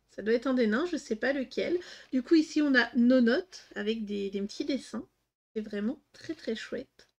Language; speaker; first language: French; native; French